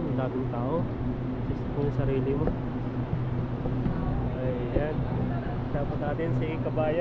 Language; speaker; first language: Filipino; native; Filipino